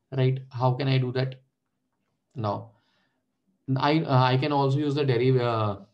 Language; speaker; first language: English; non-native, local second language; Hindi